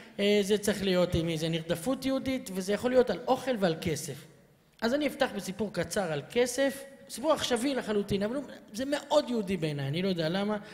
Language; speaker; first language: Hebrew; native; Hebrew